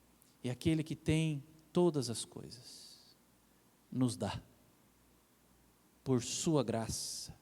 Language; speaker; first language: Portuguese; native; Portuguese